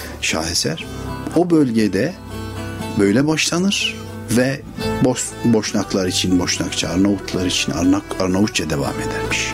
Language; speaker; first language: Turkish; native; Turkish